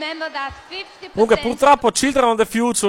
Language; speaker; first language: Italian; native; Italian